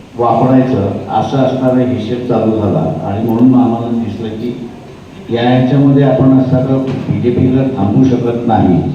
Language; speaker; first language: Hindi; non-native, local second language; Marathi